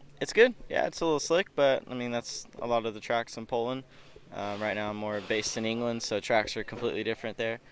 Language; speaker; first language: English; native; English